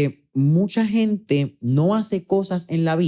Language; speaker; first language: Spanish; native; Spanish